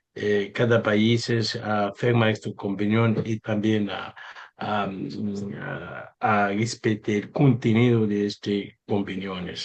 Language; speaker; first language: Spanish; non-native, learner; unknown